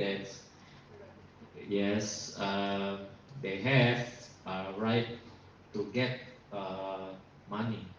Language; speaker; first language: English; non-native, learner; Indonesian